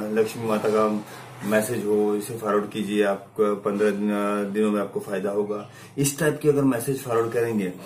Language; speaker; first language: Hindi; non-native, local second language; Marathi